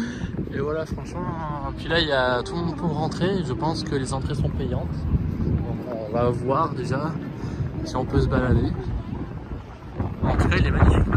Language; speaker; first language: French; native; French